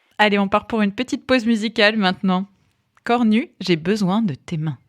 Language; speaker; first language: French; native; French